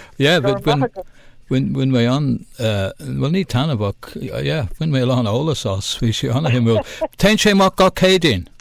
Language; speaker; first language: Irish; non-native, local second language; English